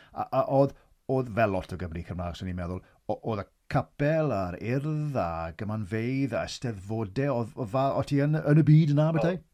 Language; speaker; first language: Welsh; native; Welsh